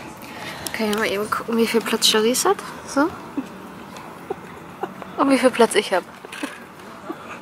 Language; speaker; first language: German; native; German